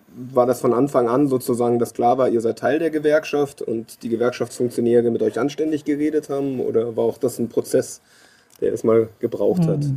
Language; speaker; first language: German; native; German